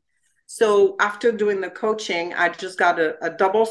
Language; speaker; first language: English; non-native, fluent; French